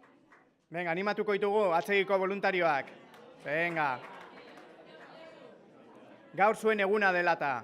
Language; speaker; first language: Basque; native; Basque